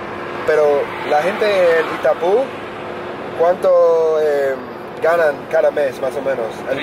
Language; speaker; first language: Spanish; non-native, learner; English